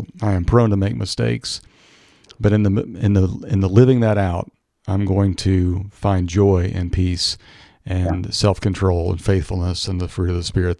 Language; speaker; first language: English; native; English